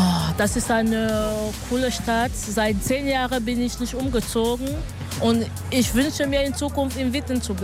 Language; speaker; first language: German; non-native, learner; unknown